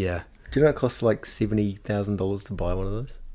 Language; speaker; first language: English; native; English